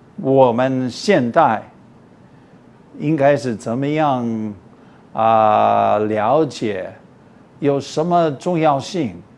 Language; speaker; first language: Chinese; non-native, fluent; English